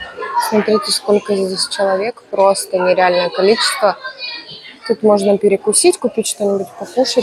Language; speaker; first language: Russian; native; Russian